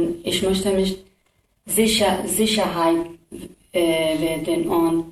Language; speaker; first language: German; non-native, learner; Kurdish